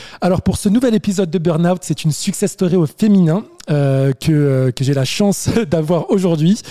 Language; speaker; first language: French; native; French